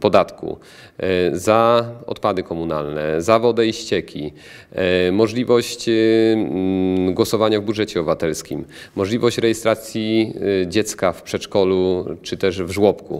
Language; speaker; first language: Polish; native; Polish